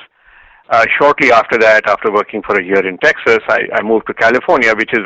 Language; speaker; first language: English; non-native, local second language; Hindi